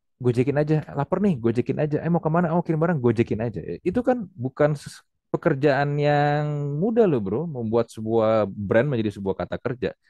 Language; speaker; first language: Indonesian; native; Indonesian